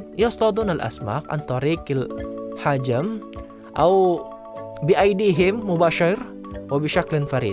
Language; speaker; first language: Arabic; non-native, fluent; Indonesian